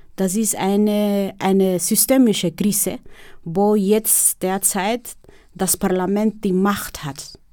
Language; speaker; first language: German; non-native, fluent; Spanish